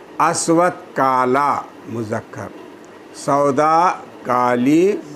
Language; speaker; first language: Urdu; native; Urdu